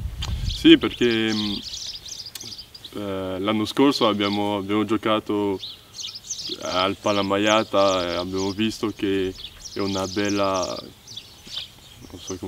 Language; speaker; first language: Italian; non-native, learner; French